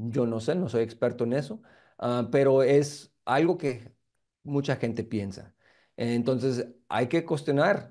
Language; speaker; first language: Spanish; early bilingual, heritage; Spanish